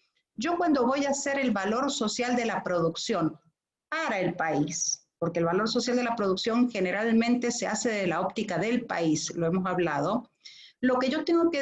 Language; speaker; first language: Spanish; native; Spanish